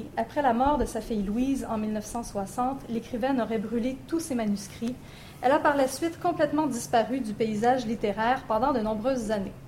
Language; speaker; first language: French; native; French